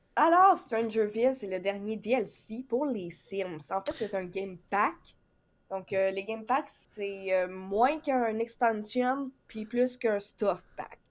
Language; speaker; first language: French; native; French